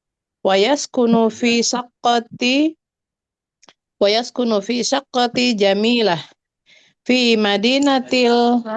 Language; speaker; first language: Arabic; non-native, learner; Indonesian